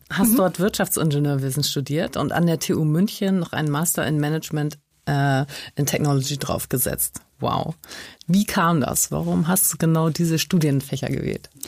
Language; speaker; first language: German; native; German